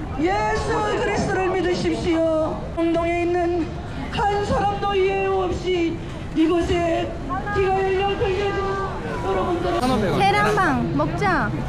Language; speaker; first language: Korean; non-native, fluent; Turkish